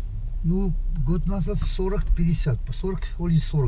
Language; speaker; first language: Russian; non-native, local second language; Armenian